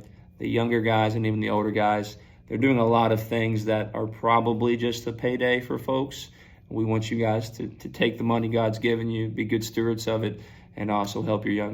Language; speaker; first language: English; native; English